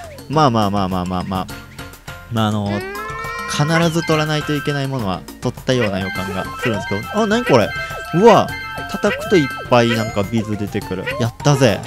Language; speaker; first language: Japanese; native; Japanese